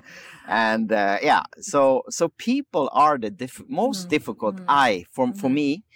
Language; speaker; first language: English; early bilingual, other home language; Swedish